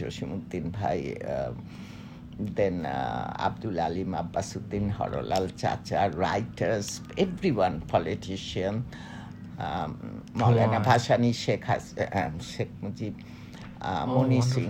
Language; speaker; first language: English; non-native, local second language; Bangla